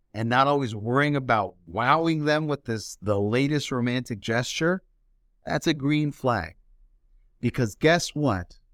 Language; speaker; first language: English; native; English